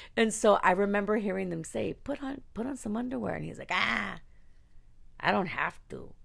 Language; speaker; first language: English; early bilingual, other home language; Spanish